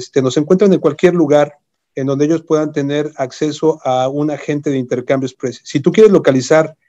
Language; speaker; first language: Spanish; native; Spanish